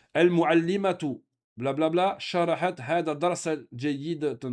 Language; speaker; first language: Arabic; non-native, fluent; French